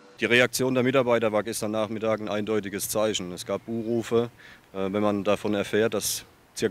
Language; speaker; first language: German; native; German